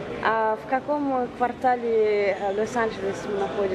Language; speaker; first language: Russian; non-native, fluent; French